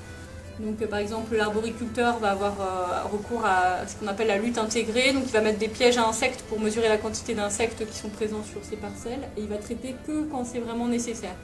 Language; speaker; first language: French; native; French